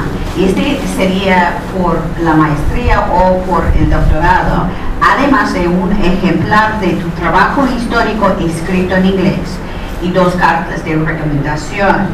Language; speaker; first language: Spanish; non-native, fluent; English